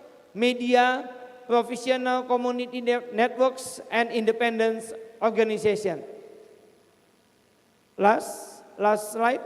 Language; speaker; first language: English; non-native, fluent; Indonesian